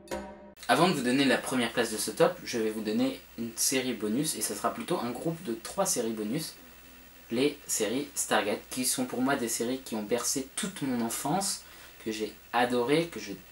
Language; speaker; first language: French; native; French